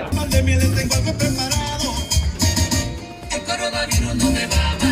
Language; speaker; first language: Spanish; non-native, learner; Turkish